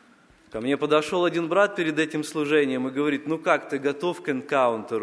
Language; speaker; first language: Russian; native; Russian